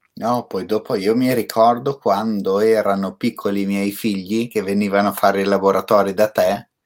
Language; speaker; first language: Italian; native; Italian